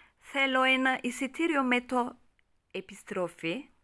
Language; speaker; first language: Greek; non-native, learner; Turkish